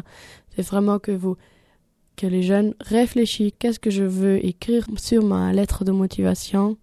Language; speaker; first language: French; non-native, learner; German